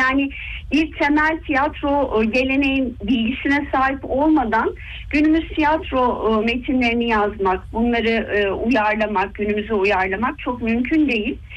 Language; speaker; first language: Turkish; native; Turkish